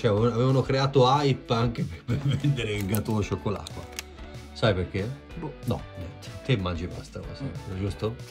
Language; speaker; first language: Italian; native; Italian